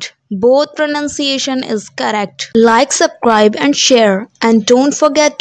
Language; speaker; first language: English; non-native, local second language; Hindi